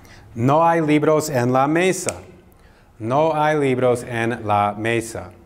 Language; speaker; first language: Spanish; non-native, fluent; English